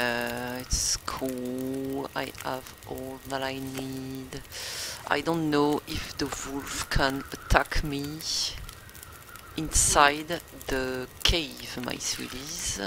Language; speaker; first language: English; non-native, learner; French